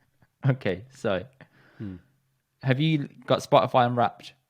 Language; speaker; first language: English; early bilingual, other home language; Punjabi